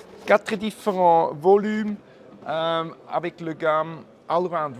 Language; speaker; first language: French; non-native, fluent; German